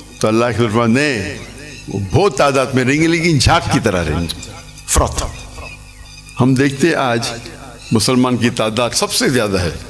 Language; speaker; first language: Urdu; non-native, local second language; English